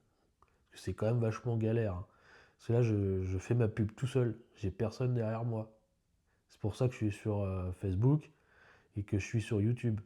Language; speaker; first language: French; native; French